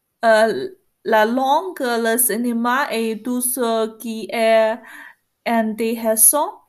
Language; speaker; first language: French; non-native, learner; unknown